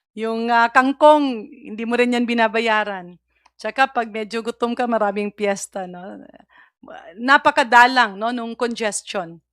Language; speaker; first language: Filipino; non-native, local second language; Cebuano